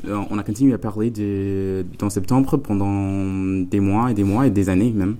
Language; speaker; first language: French; non-native, fluent; English